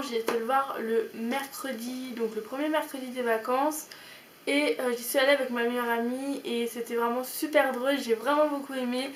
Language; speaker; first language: French; native; French